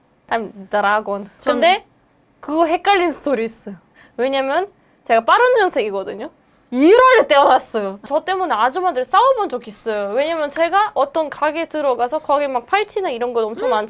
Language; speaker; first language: Korean; non-native, learner; German